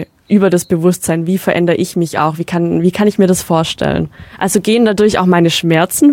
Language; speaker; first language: German; native; German